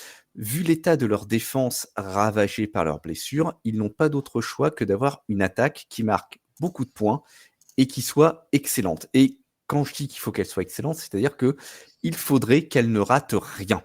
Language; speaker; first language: French; native; French